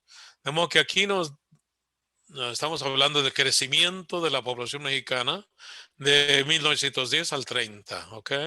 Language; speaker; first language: Spanish; early bilingual, heritage; Spanish